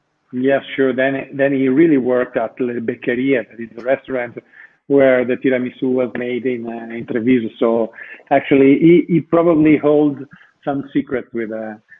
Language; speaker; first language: English; non-native, fluent; Italian